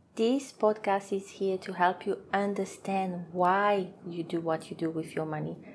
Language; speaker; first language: English; non-native, fluent; French